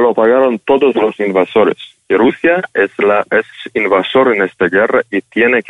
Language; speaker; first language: Spanish; non-native, fluent; Ukrainian